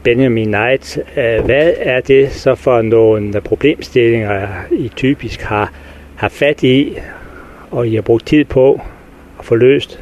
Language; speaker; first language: Danish; native; Danish